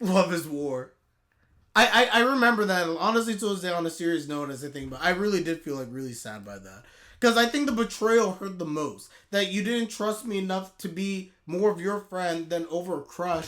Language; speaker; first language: English; native; English